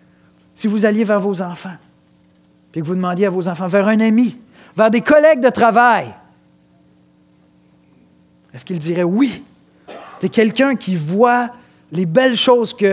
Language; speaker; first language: French; native; French